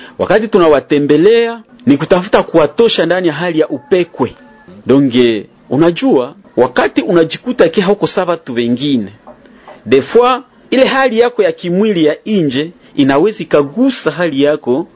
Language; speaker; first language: Swahili; native; Swahili